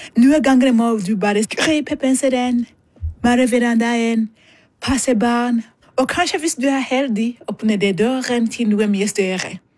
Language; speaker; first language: Norwegian; non-native, fluent; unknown